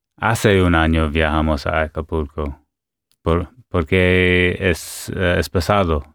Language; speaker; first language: Spanish; non-native, learner; English